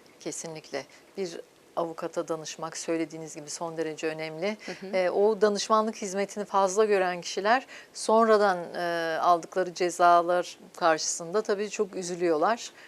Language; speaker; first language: Turkish; native; Turkish